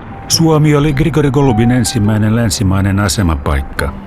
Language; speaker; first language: Finnish; native; Finnish